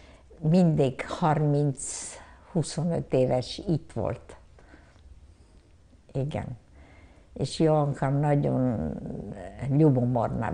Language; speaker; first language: Hungarian; non-native, learner; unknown